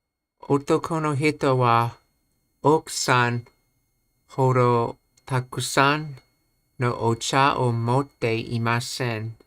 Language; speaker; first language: Japanese; non-native, learner; English